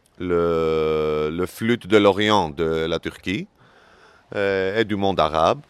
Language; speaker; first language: French; non-native, learner; Greek